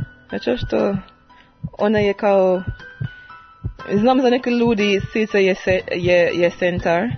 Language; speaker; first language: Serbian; non-native, learner; English